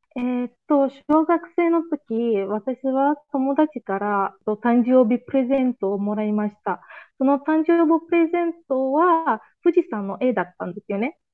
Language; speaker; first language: Japanese; non-native, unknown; Azerbaijani